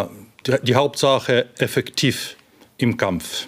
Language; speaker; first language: German; non-native, fluent; Ukrainian